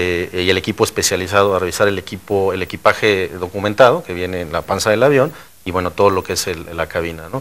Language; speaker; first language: Spanish; native; Spanish